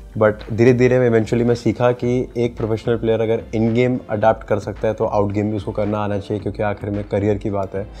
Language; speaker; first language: Hindi; native; Hindi